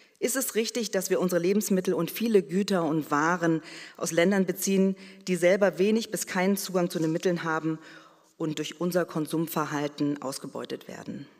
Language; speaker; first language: German; early bilingual, other home language; Korean